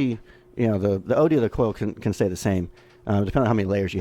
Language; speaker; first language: English; native; English